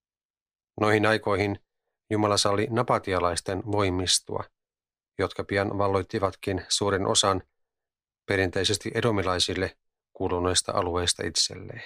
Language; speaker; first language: Finnish; native; Finnish